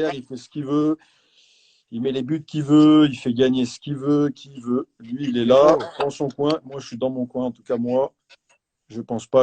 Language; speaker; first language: French; native; French